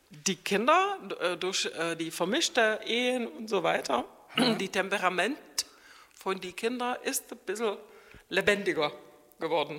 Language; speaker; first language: German; non-native, fluent; Czech